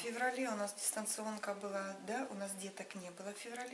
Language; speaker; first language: Russian; native; Russian